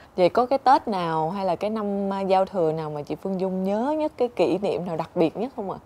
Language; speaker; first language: Vietnamese; native; Vietnamese